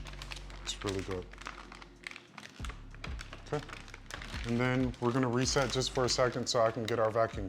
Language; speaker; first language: English; native; English